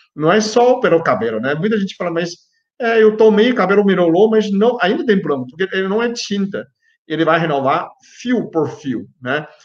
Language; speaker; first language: Portuguese; non-native, fluent; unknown